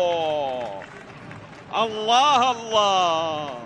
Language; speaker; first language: Arabic; native; Arabic